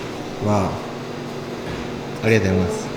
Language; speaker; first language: Japanese; native; Japanese